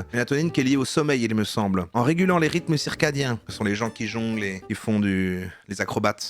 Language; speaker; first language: French; native; French